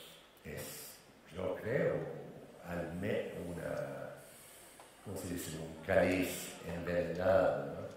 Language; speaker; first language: Spanish; non-native, fluent; English